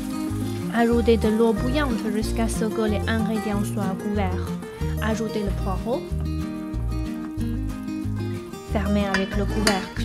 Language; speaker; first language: French; non-native, fluent; Chinese